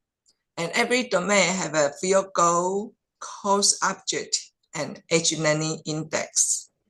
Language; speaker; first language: English; non-native, fluent; Chinese